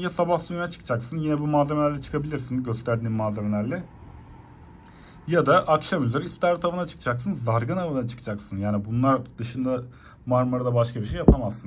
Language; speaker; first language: Turkish; native; Turkish